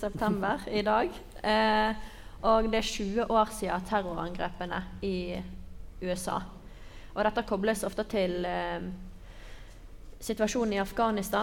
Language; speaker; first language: Norwegian; native; Norwegian